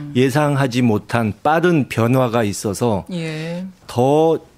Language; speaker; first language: Korean; native; Korean